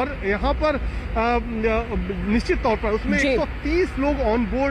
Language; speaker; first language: Hindi; native; Hindi